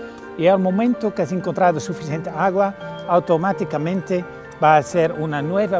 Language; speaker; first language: Spanish; non-native, fluent; Dutch